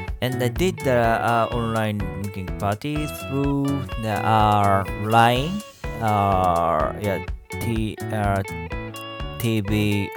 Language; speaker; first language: English; non-native, learner; Japanese